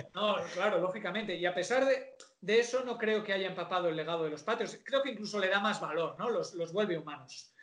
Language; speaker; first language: Spanish; native; Spanish